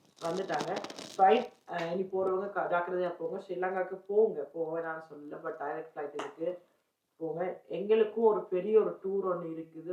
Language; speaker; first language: Tamil; early bilingual, heritage; Tamil